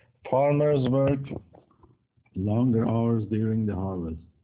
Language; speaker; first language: English; non-native, fluent; Persian